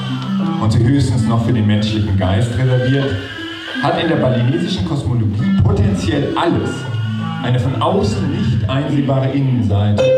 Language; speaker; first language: German; native; German